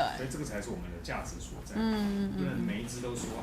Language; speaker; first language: Chinese; native; Chinese